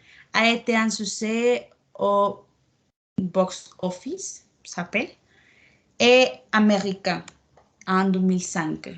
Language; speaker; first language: French; non-native, learner; Spanish